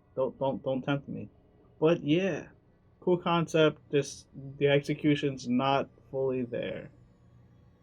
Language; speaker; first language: English; native; English